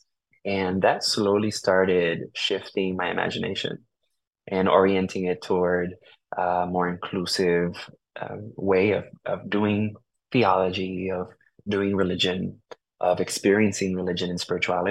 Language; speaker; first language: English; early bilingual, other home language; Spanish